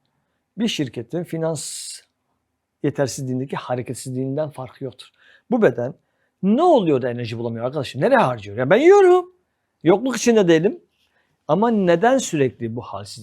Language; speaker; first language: Turkish; native; Turkish